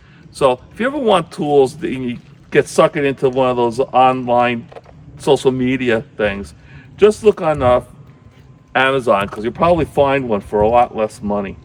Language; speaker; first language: English; native; English